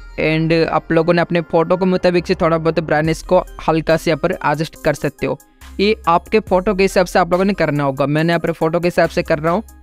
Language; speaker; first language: Hindi; non-native, local second language; Odia